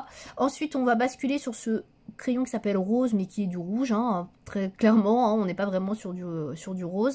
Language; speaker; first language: French; native; French